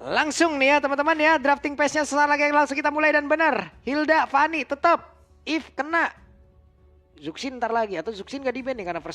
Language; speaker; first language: Indonesian; native; Indonesian